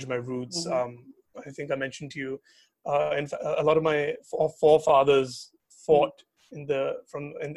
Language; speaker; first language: English; native; English